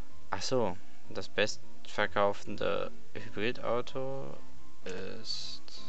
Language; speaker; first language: German; native; German